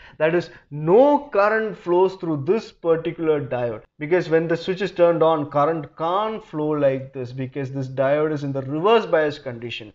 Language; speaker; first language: English; non-native, local second language; Malayalam